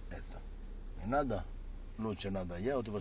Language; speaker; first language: Russian; non-native, learner; Uzbek